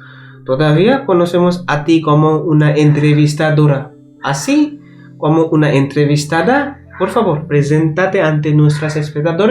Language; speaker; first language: Spanish; non-native, learner; Bangla